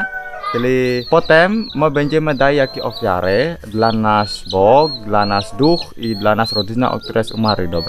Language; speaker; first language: Polish; non-native, learner; Balinese